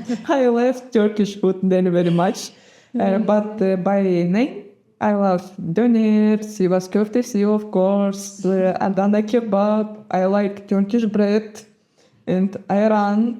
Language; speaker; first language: English; non-native, fluent; Gagauz